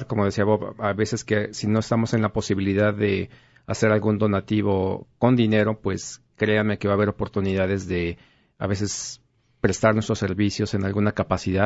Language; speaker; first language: Spanish; native; Spanish